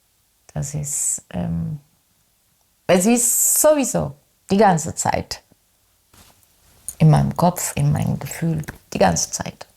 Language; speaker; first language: German; non-native, fluent; Spanish